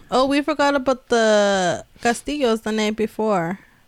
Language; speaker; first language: English; early bilingual, other home language; Spanish